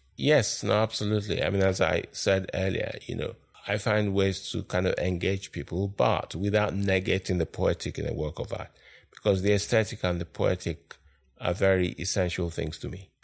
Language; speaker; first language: English; non-native, local second language; Yoruba